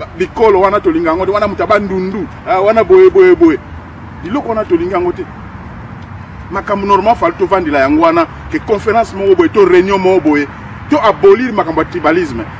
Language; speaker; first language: Lingala; non-native, local second language; Kongo